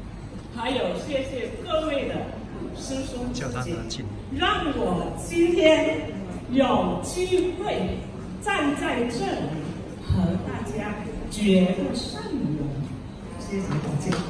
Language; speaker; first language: Chinese; early bilingual, heritage; Chinese